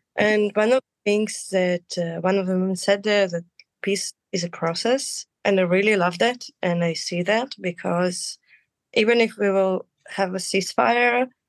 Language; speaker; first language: English; non-native, fluent; Russian